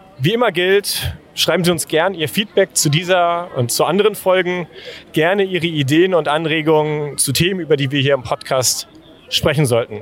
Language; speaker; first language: German; native; German